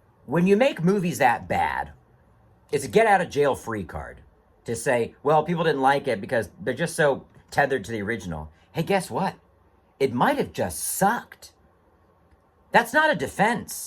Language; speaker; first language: English; native; English